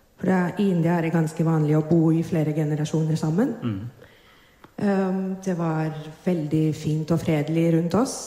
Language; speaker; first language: Norwegian; non-native, fluent; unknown